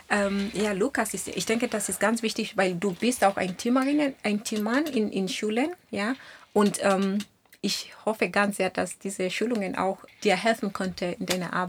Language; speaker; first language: German; non-native, fluent; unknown